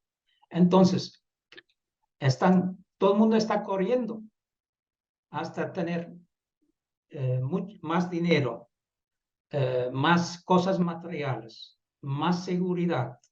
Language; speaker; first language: Spanish; non-native, fluent; Dutch